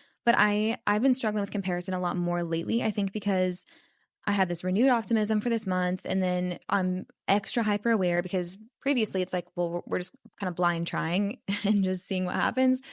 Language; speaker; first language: English; native; English